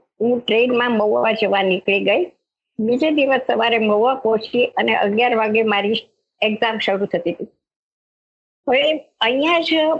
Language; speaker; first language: Gujarati; native; Gujarati